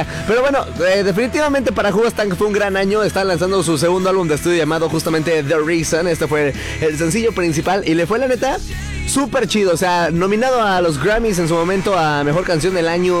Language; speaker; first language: Spanish; native; Spanish